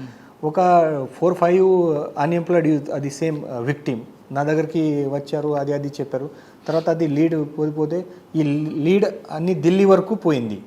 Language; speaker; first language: Telugu; non-native, learner; Marathi